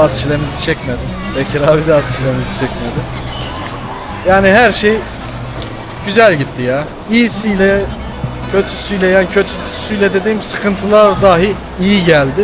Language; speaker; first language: Turkish; native; Turkish